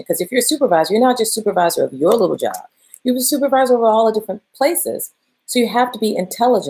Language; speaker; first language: English; native; English